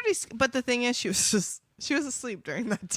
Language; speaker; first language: English; native; English